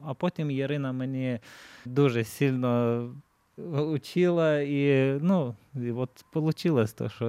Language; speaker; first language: Ukrainian; non-native, learner; Lithuanian